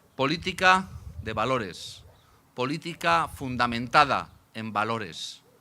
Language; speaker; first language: Spanish; native; Spanish